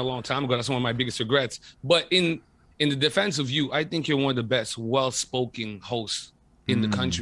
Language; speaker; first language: English; native; English